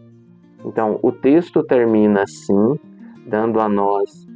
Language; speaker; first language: Portuguese; native; Portuguese